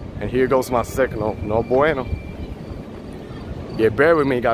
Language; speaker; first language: English; non-native, local second language; Spanish